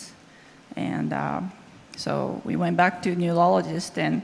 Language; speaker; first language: English; non-native, fluent; Japanese